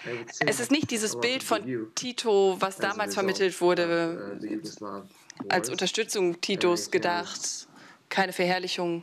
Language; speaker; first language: German; non-native, fluent; Russian